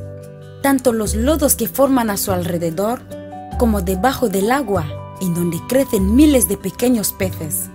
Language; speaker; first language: Spanish; native; Spanish